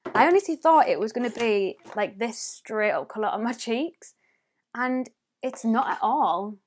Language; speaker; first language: English; native; English